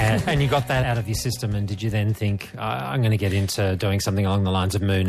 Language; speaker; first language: English; native; English